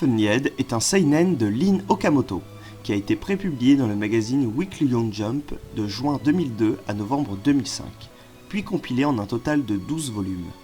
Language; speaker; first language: French; native; French